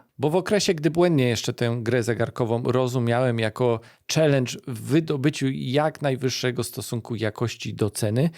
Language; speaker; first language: Polish; native; Polish